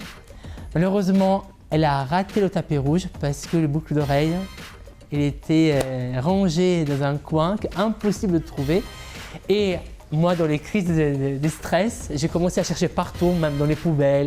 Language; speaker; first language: French; non-native, fluent; Italian